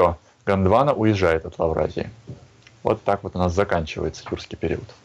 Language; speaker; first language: Russian; native; Russian